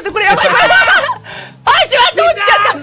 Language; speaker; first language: Japanese; native; Japanese